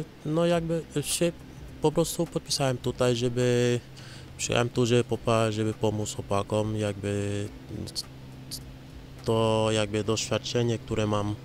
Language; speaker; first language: Polish; non-native, fluent; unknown